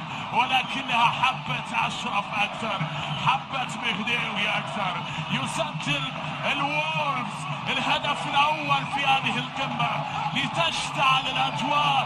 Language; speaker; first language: Arabic; native; Arabic